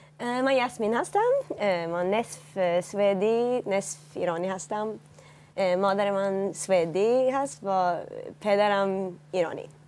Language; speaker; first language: Persian; early bilingual, heritage; Swedish